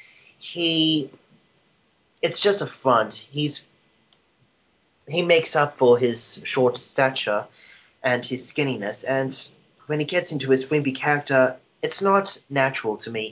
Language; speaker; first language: English; native; English